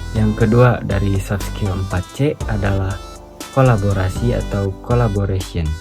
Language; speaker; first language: Indonesian; non-native, local second language; Sundanese